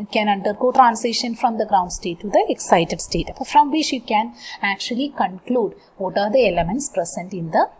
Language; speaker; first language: English; non-native, local second language; Malayalam